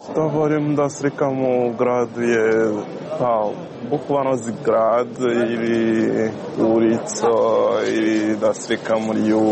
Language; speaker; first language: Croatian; non-native, learner; Rundi